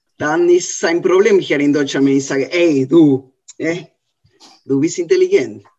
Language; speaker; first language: German; non-native, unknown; Spanish